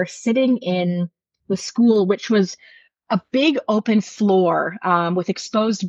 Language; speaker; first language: English; native; English